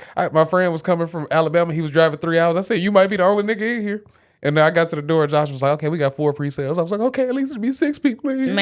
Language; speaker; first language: English; native; English